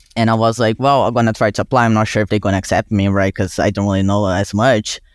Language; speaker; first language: English; non-native, fluent; Portuguese